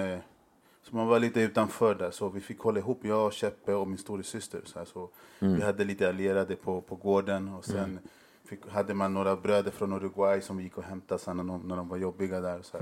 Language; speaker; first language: Swedish; early bilingual, other home language; Spanish